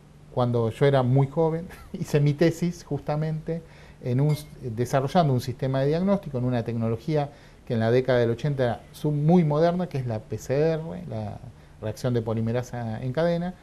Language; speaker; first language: Spanish; native; Spanish